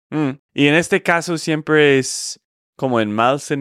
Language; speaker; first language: Spanish; non-native, fluent; English